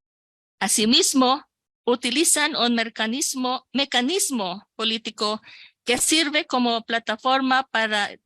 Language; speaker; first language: Spanish; non-native, local second language; Filipino